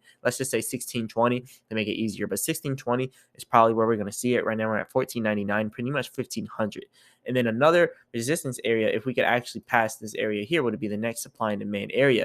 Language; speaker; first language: English; native; English